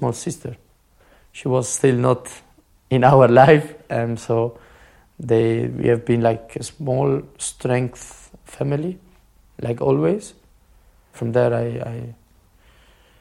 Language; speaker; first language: English; non-native, fluent; Albanian